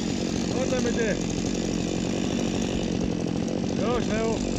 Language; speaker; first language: German; native; German